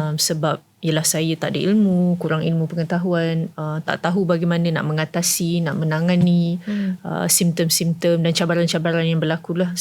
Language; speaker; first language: Malay; early bilingual, heritage; Malay